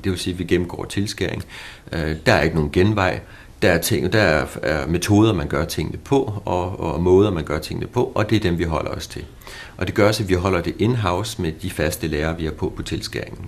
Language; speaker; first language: Danish; native; Danish